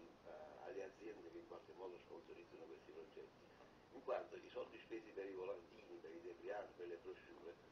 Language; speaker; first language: Italian; native; Italian